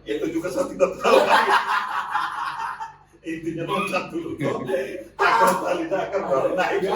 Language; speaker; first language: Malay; non-native, local second language; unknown